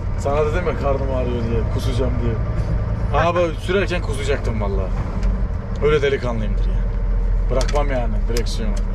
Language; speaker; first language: Turkish; native; Turkish